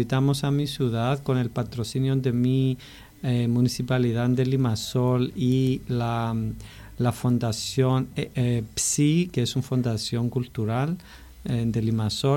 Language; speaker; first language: Spanish; non-native, fluent; Greek